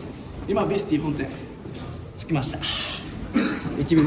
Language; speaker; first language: Japanese; non-native, fluent; Nepali